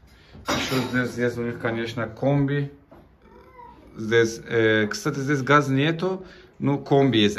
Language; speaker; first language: Russian; non-native, learner; Turkish